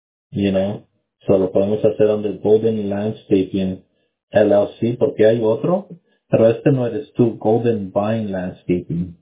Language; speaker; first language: Spanish; early bilingual, heritage; Spanish